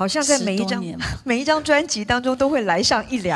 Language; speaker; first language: Chinese; native; Chinese